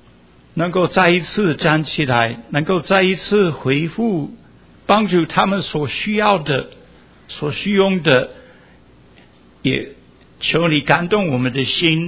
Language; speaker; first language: Chinese; early bilingual, heritage; Chinese